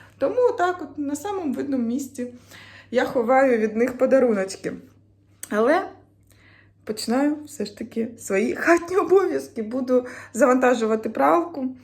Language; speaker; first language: Ukrainian; native; Ukrainian